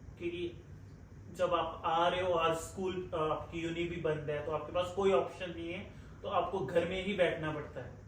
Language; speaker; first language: Hindi; non-native, local second language; Punjabi